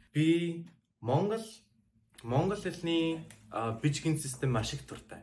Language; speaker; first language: Mongolian; non-native, learner; Czech